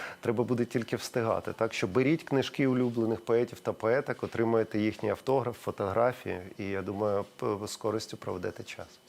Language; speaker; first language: Ukrainian; non-native, local second language; Russian